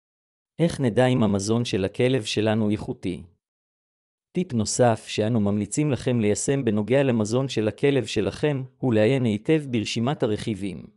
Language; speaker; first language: Hebrew; native; Hebrew